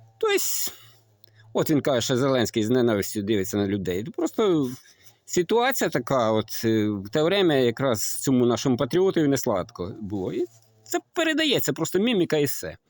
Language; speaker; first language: Ukrainian; native; Ukrainian